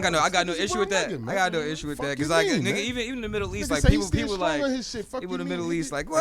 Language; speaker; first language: English; native; English